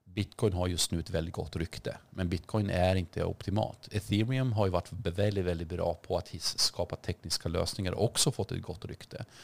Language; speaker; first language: Swedish; early bilingual, other home language; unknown